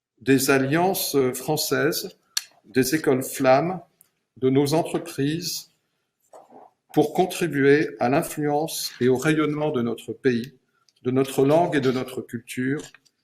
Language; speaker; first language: French; native; French